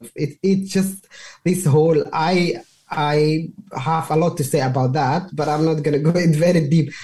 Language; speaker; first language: English; non-native, fluent; Somali